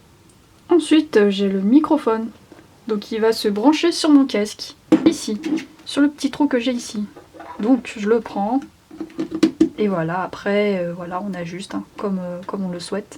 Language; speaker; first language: French; native; French